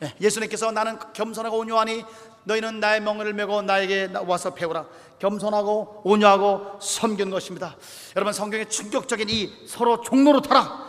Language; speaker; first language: Korean; native; Korean